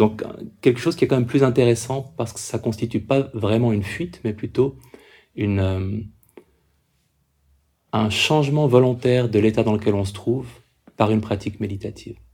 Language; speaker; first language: French; native; French